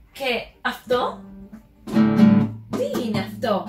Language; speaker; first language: Greek; non-native, learner; English